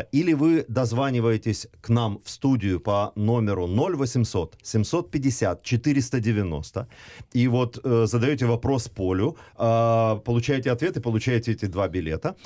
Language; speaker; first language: Russian; native; Russian